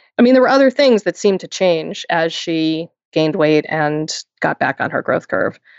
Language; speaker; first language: English; native; English